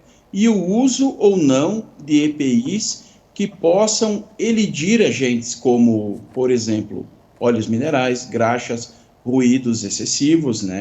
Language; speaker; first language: Portuguese; native; Portuguese